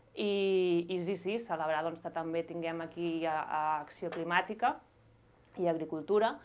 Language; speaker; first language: Catalan; native; Catalan